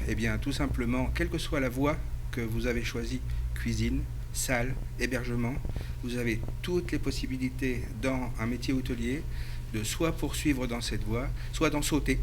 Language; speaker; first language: French; native; French